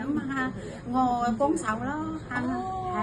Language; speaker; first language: Cantonese; non-native, learner; Indonesian